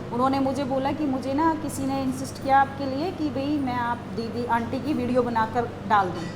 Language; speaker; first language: Hindi; native; Hindi